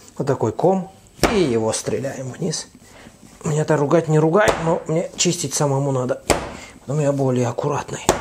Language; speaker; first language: Russian; non-native, fluent; Azerbaijani